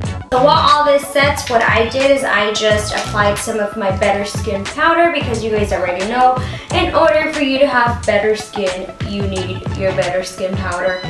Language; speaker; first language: English; early bilingual, other home language; Spanish